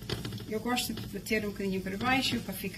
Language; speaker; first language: Portuguese; early bilingual, heritage; Portuguese